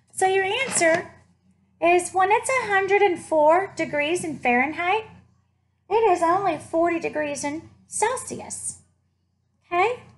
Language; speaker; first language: English; native; English